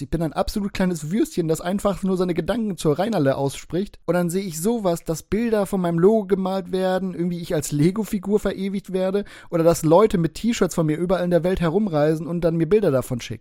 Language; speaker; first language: German; native; German